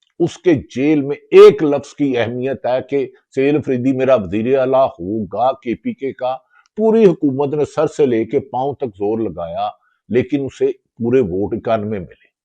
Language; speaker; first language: Urdu; non-native, local second language; Punjabi